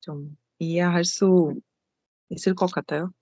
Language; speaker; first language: Korean; non-native, learner; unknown